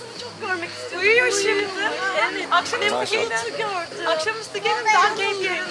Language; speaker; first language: Turkish; native; Turkish